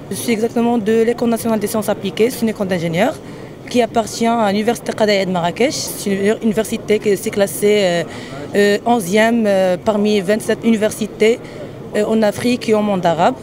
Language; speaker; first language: French; non-native, local second language; Arabic